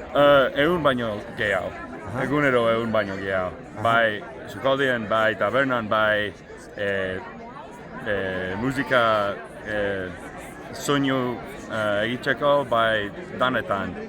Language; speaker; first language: Basque; non-native, learner; English